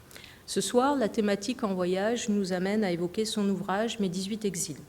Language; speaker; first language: French; native; French